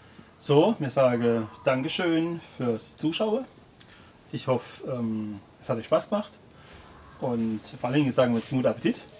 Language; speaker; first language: German; native; German